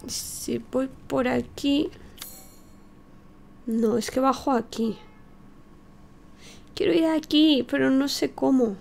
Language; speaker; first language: Spanish; native; Spanish